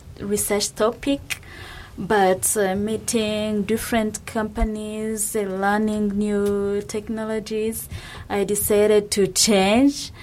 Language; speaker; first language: English; non-native, local second language; Kinyarwanda